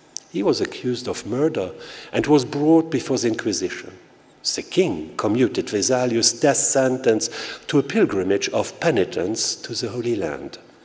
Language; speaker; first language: English; non-native, fluent; Luxembourgish